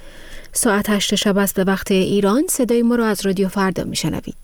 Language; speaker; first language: Persian; native; Persian